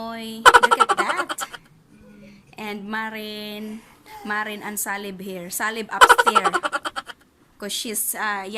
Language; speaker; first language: English; non-native, local second language; Filipino